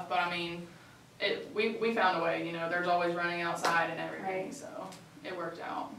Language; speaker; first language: English; native; English